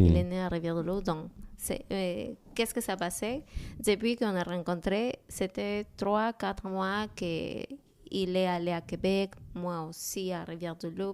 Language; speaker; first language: French; non-native, learner; Spanish